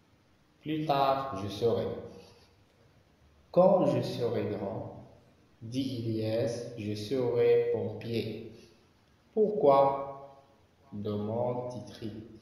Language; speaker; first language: French; non-native, local second language; Arabic